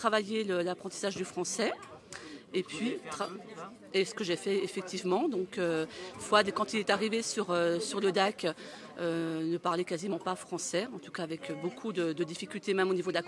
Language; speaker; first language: French; native; French